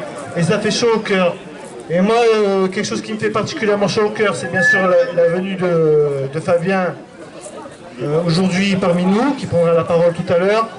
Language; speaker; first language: French; native; French